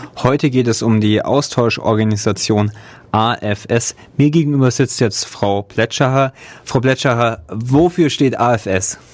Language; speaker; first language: German; native; German